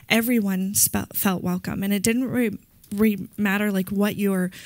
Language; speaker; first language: English; native; English